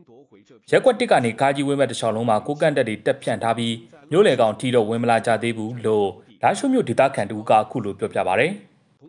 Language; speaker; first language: Burmese; native; Burmese